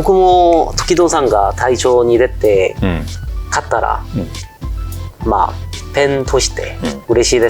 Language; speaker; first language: Japanese; non-native, fluent; Korean